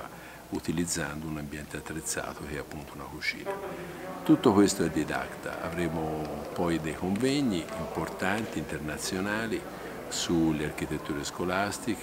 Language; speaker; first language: Italian; native; Italian